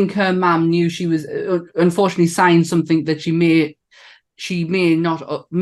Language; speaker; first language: English; native; English